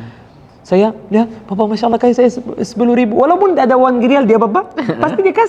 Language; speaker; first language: Indonesian; non-native, learner; Arabic